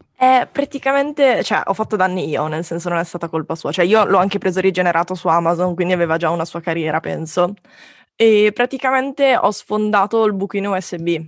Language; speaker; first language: Italian; native; Italian